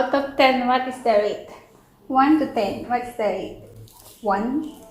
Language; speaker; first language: English; non-native, local second language; Filipino